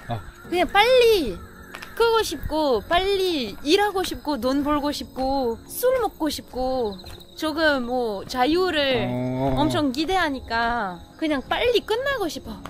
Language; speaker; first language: Korean; non-native, fluent; French